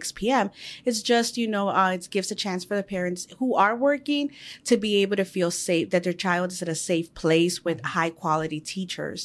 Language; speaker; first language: English; native; English